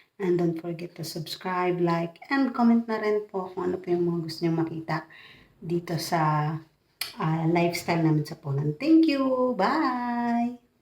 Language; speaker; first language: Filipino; non-native, local second language; Cebuano